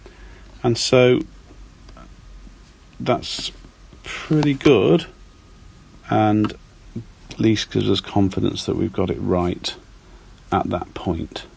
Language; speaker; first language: English; native; English